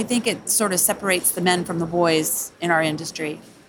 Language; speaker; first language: English; native; English